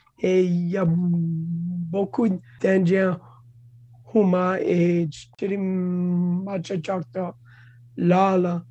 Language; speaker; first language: French; non-native, local second language; English